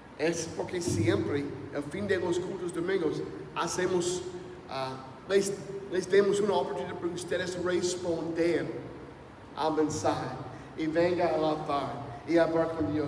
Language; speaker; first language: Spanish; non-native, fluent; English